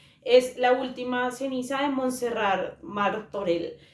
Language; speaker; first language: Spanish; native; Spanish